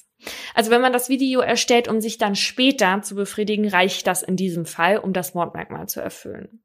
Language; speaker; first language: German; native; German